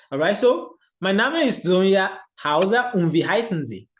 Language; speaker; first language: German; non-native, learner; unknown